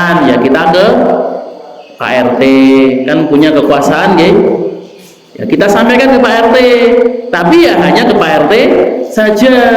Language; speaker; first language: Indonesian; non-native, local second language; Javanese